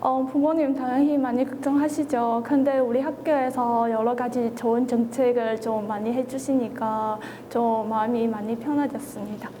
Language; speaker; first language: Korean; non-native, fluent; Chinese